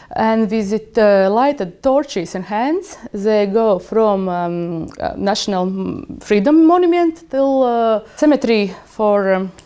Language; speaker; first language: English; non-native, fluent; Latvian